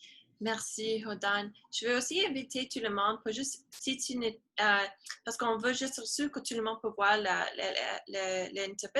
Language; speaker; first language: French; non-native, learner; English